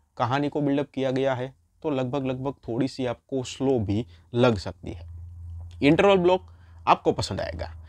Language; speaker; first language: Hindi; non-native, local second language; Gujarati